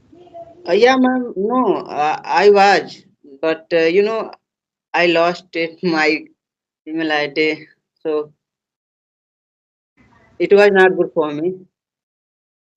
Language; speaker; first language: English; non-native, learner; Hindi